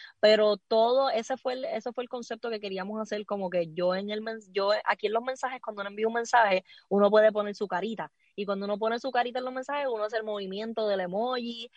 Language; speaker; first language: Spanish; native; Spanish